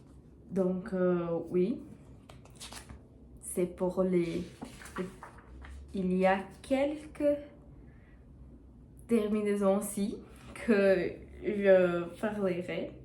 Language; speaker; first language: French; non-native, learner; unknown